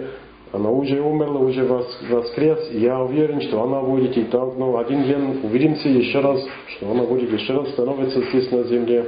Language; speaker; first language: Russian; non-native, fluent; English